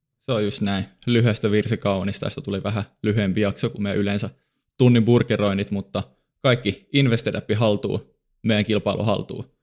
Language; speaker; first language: Finnish; native; Finnish